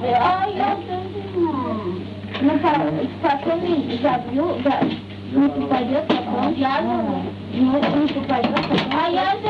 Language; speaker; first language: Russian; native; Russian